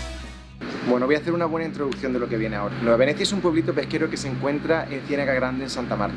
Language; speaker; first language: Spanish; native; Spanish